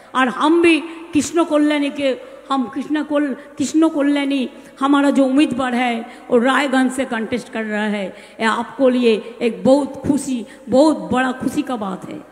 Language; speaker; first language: Hindi; non-native, local second language; Bangla